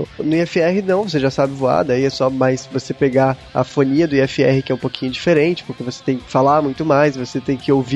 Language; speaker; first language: Portuguese; native; Portuguese